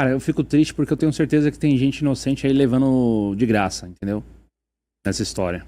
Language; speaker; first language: Portuguese; native; Portuguese